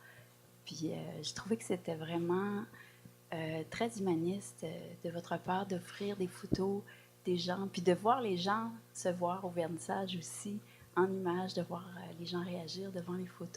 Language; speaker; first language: French; native; French